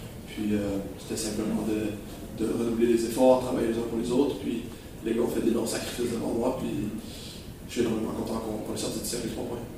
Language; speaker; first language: French; native; French